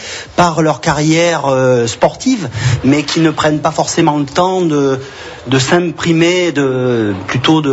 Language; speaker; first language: French; native; French